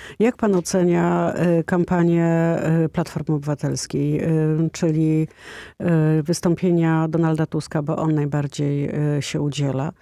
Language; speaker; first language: Polish; native; Polish